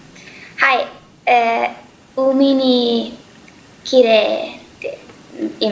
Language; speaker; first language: Japanese; non-native, learner; English